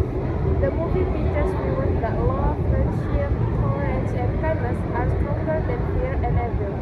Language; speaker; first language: English; non-native, learner; Indonesian